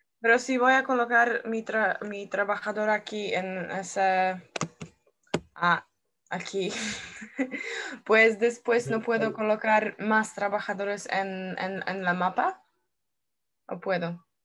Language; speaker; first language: Spanish; non-native, learner; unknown